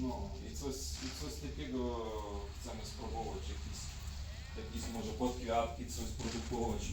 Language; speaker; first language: Polish; non-native, fluent; Ukrainian